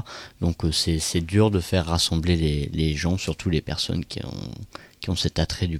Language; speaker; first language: French; native; French